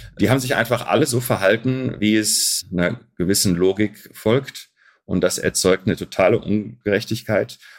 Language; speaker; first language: German; early bilingual, other home language; Arabic